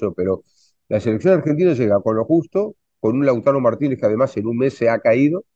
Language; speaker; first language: Spanish; native; Spanish